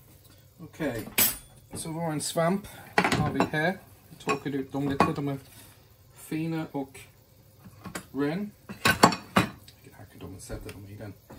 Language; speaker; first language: Swedish; non-native, fluent; English